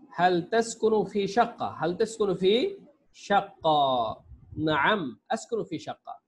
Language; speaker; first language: Arabic; non-native, fluent; Bangla